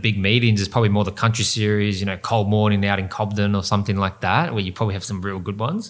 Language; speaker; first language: English; native; English